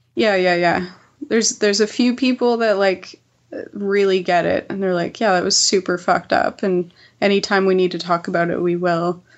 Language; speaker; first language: English; native; English